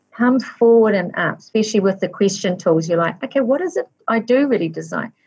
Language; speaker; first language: English; native; English